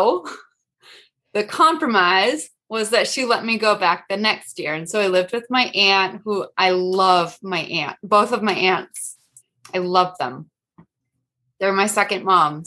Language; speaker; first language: English; native; English